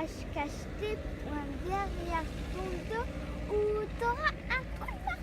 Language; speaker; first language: French; native; French